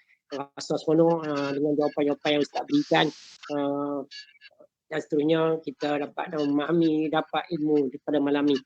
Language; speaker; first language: Malay; native; Malay